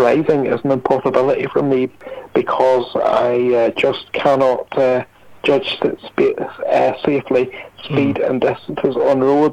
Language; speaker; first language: English; native; English